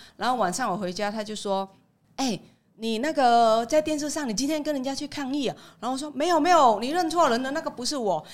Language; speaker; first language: Chinese; non-native, fluent; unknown